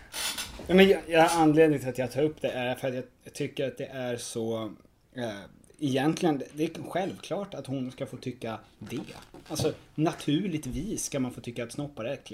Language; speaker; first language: Swedish; native; Swedish